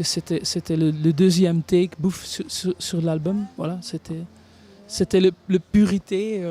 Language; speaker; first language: French; non-native, local second language; Dutch